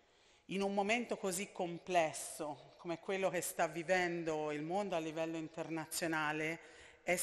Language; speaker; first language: Italian; native; Italian